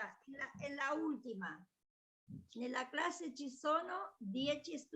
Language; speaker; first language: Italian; non-native, learner; Spanish